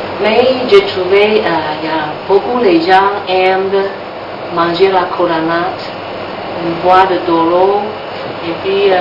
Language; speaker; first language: French; non-native, learner; Chinese